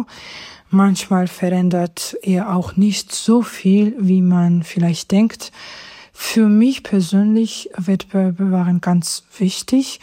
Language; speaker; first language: German; non-native, fluent; Georgian